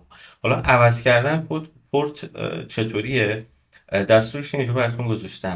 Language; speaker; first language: Persian; native; Persian